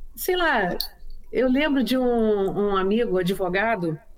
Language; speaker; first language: Portuguese; native; Portuguese